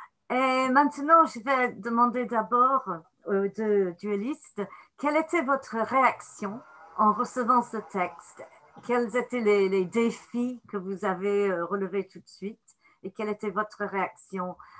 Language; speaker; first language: French; non-native, fluent; English